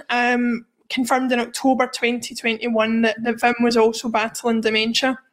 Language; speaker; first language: English; native; English